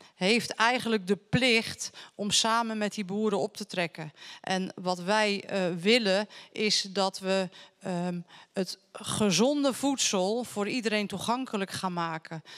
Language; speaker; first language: Dutch; native; Dutch